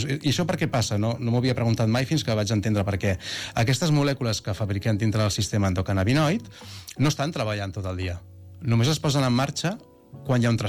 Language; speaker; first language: Catalan; native; Catalan